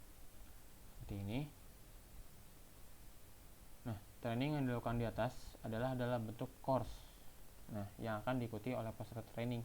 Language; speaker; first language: Indonesian; native; Indonesian